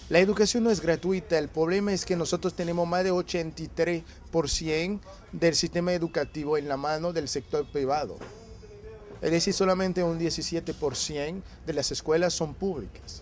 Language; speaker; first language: Spanish; non-native, fluent; Haitian Creole